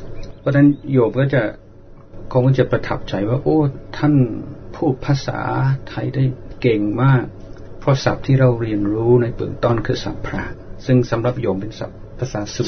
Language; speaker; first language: Thai; non-native, fluent; English